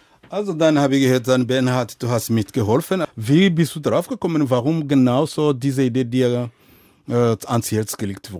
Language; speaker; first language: German; non-native, fluent; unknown